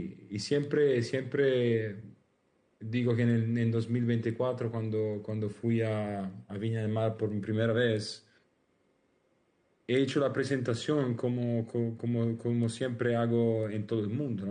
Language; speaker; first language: Spanish; non-native, learner; Italian